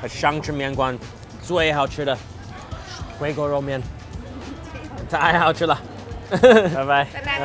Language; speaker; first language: Chinese; non-native, learner; English